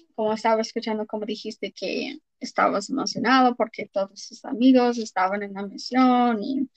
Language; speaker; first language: Spanish; non-native, fluent; English